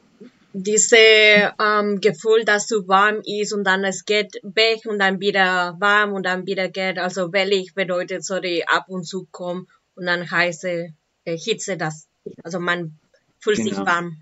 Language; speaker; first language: German; non-native, learner; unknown